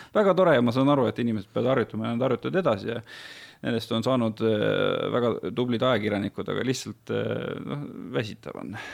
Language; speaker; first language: Estonian; native; Estonian